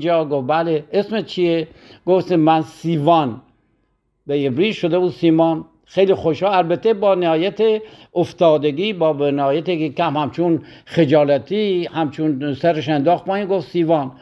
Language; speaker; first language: Persian; native; Persian